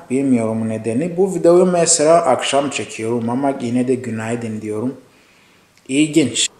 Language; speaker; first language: Turkish; non-native, fluent; Arabic